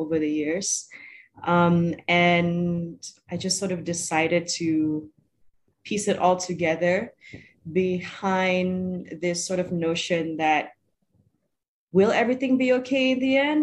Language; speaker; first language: English; non-native, local second language; Malay